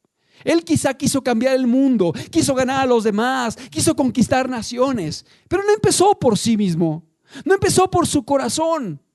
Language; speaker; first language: Spanish; native; Spanish